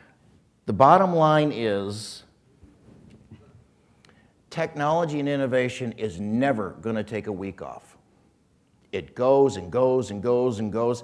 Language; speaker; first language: English; native; English